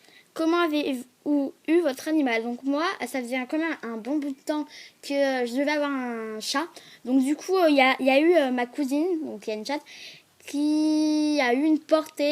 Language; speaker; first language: French; native; French